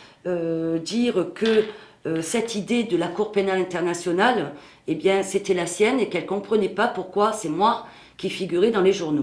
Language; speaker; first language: French; native; French